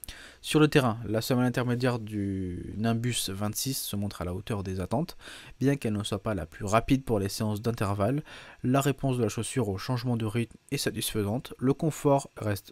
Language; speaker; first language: French; native; French